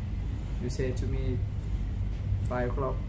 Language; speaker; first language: English; non-native, learner; Thai